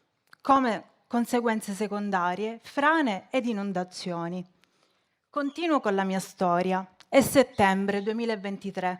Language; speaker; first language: Italian; native; Italian